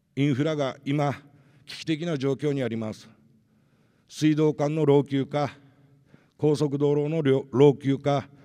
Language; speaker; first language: Japanese; native; Japanese